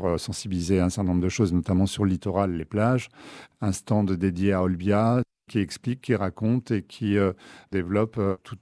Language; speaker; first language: French; native; French